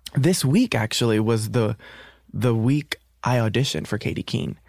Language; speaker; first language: English; native; English